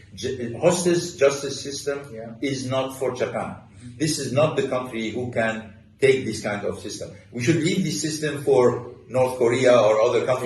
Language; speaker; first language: English; non-native, fluent; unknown